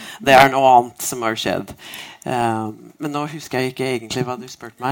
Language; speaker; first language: Norwegian; non-native, fluent; English